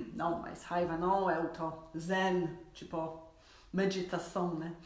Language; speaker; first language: Portuguese; non-native, fluent; Polish